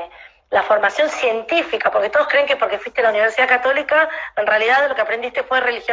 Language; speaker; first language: Spanish; native; Spanish